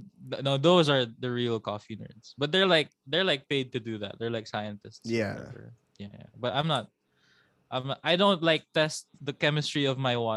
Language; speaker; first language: English; non-native, local second language; Filipino